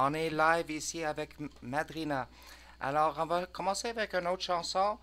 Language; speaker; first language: French; non-native, learner; English